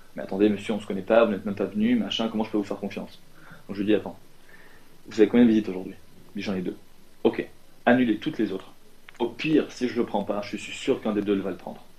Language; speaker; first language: French; non-native, local second language; Arabic